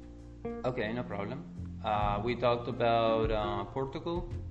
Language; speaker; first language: English; non-native, fluent; Spanish